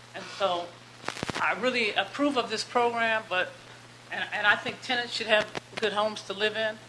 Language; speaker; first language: English; native; English